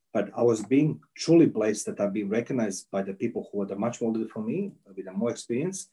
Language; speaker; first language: English; non-native, learner; Croatian